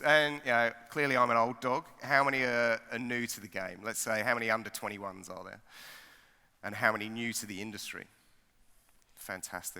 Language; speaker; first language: English; native; English